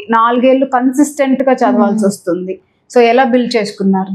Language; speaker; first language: Telugu; native; Telugu